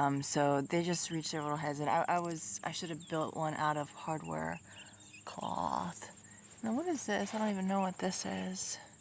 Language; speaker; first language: English; native; English